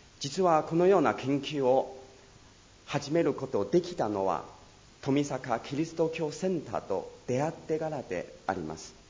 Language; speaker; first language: Japanese; non-native, fluent; Chinese